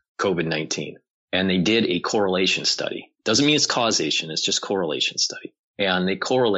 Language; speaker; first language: English; native; English